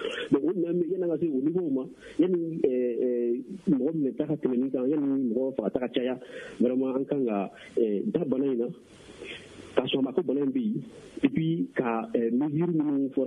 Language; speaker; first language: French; non-native, local second language; Bambara